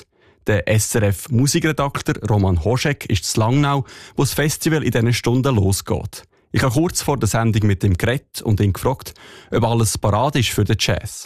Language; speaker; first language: German; native; German